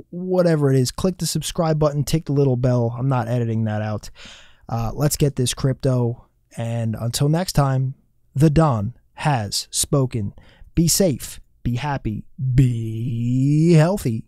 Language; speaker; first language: English; native; English